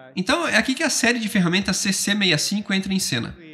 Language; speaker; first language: Portuguese; non-native, fluent; English